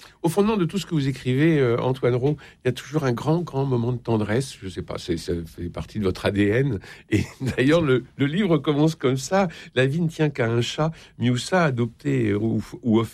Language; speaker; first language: French; native; French